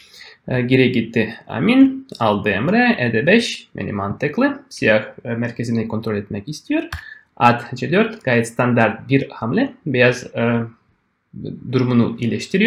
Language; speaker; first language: Turkish; non-native, fluent; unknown